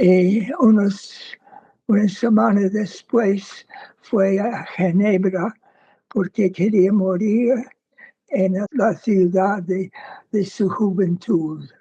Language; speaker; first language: Spanish; non-native, fluent; English